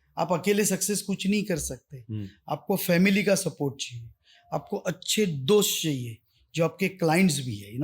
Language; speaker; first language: Hindi; non-native, local second language; Marathi